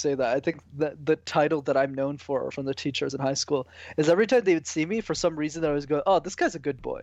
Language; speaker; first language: English; native; English